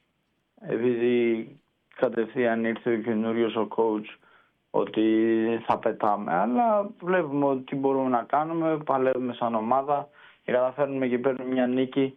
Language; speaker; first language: Greek; early bilingual, heritage; Greek